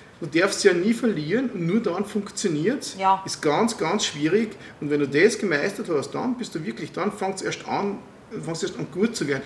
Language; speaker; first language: German; native; German